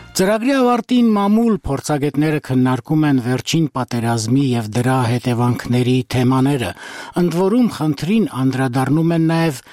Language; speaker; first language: Armenian; native; Armenian